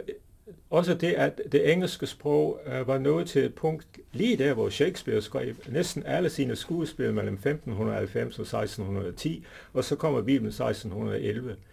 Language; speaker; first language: Danish; non-native, fluent; English